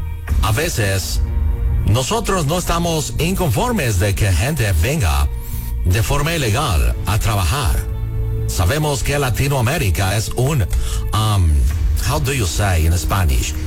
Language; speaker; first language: Spanish; non-native, learner; English